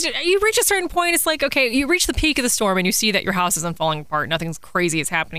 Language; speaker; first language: English; native; English